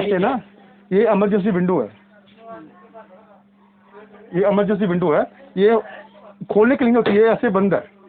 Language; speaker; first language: Hindi; non-native, local second language; Punjabi